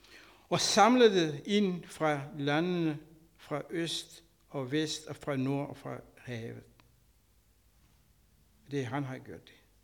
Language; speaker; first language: Danish; non-native, learner; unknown